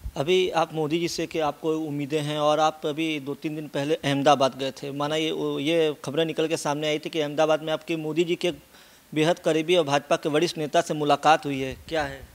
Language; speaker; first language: Hindi; native; Hindi